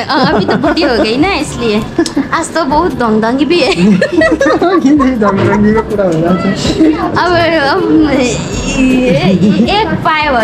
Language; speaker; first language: Hindi; non-native, learner; Nepali